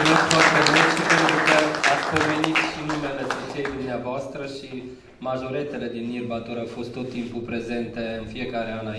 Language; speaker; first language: Romanian; native; Romanian